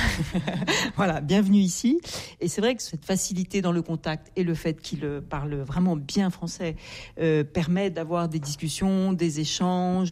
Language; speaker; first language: French; native; French